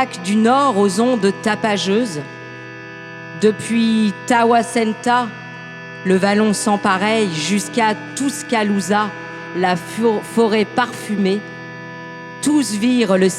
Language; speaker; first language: French; native; French